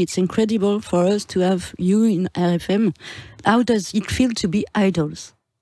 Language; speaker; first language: English; non-native, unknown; French